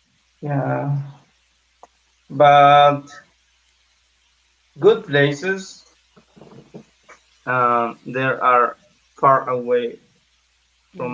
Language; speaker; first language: English; non-native, learner; Spanish